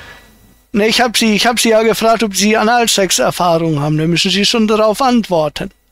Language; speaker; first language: German; native; German